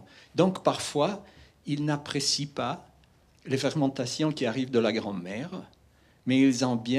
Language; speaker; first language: French; non-native, fluent; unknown